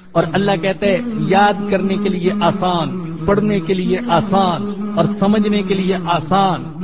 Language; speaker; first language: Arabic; non-native, fluent; Urdu